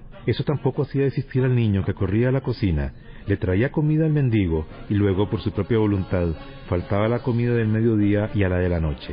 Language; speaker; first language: Spanish; native; Spanish